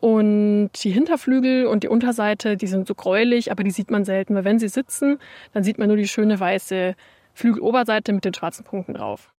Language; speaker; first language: German; native; German